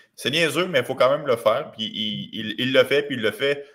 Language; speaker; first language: French; native; French